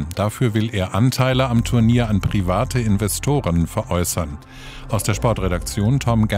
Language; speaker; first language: German; native; German